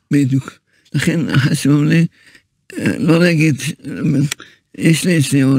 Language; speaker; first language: Hebrew; early bilingual, other home language; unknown